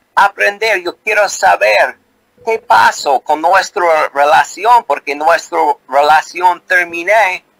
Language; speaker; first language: Spanish; non-native, learner; English